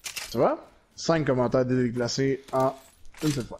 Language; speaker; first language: French; native; French